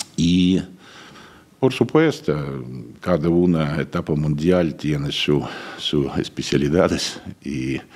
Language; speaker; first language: Spanish; non-native, fluent; Russian